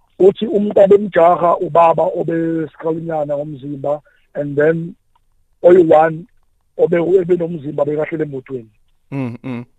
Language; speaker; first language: Zulu; native; Zulu